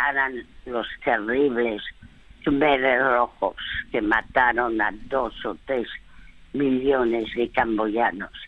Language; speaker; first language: Spanish; early bilingual, other home language; French